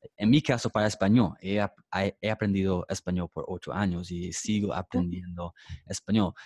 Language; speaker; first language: Spanish; non-native, fluent; English